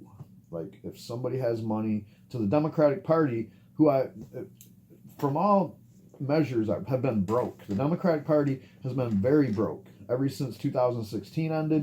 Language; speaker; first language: English; native; English